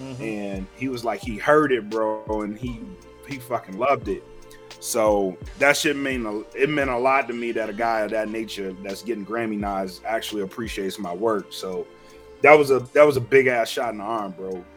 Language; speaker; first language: English; native; English